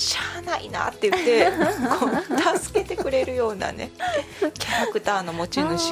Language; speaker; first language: Japanese; native; Japanese